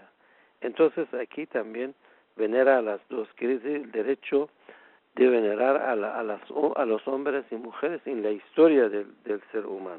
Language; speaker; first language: Spanish; non-native, fluent; Persian